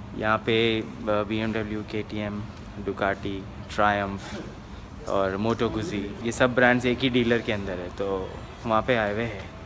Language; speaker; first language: Hindi; native; Hindi